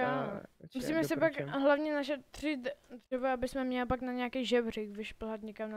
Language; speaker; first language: Czech; native; Czech